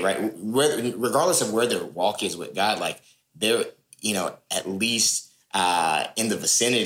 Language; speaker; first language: English; native; English